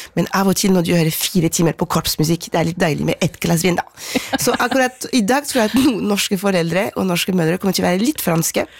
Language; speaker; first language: Norwegian; non-native, fluent; French